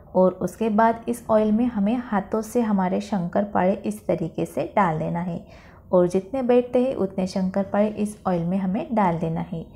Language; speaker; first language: Hindi; non-native, local second language; Marathi